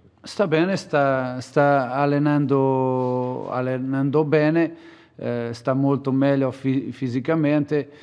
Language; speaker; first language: Italian; non-native, fluent; Portuguese